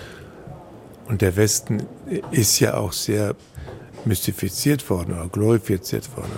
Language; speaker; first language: German; native; German